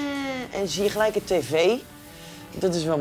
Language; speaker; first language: Dutch; native; Dutch